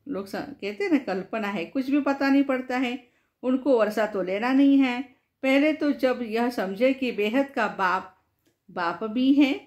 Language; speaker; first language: Hindi; non-native, local second language; Marathi